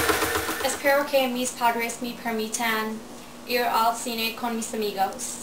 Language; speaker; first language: Spanish; non-native, learner; English